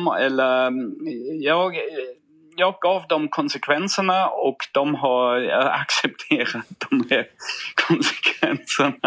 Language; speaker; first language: Swedish; non-native, fluent; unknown